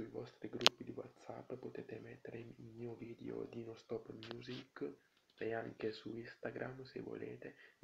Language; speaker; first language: Italian; native; Italian